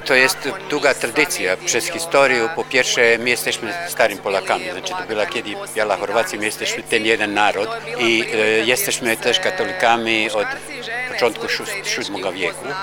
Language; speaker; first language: Polish; non-native, learner; Croatian